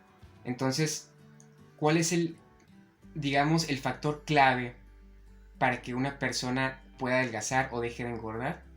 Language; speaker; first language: Spanish; native; Spanish